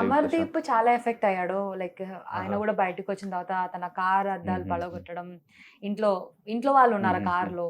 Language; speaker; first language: Telugu; native; Telugu